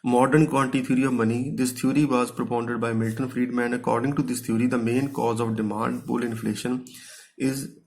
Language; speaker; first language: English; non-native, local second language; Punjabi